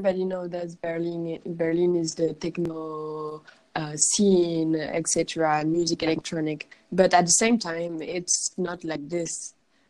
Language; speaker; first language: English; non-native, fluent; French